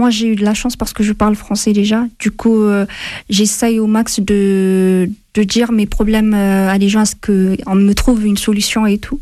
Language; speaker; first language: French; non-native, fluent; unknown